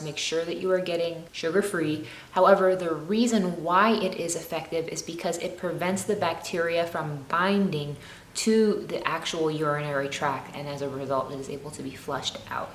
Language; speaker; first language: English; native; English